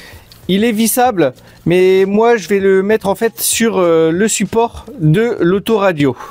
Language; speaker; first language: French; native; French